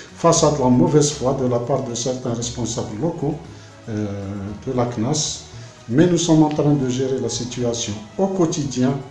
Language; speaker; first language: French; non-native, local second language; Arabic